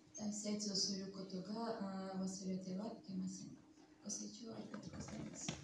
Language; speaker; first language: Japanese; non-native, fluent; Armenian